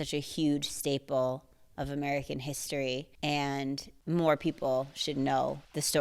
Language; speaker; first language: English; native; English